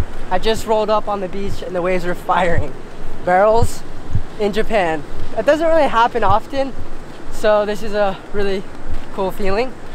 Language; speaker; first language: English; early bilingual, other home language; Japanese